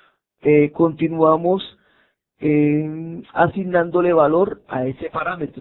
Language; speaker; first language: Spanish; native; Spanish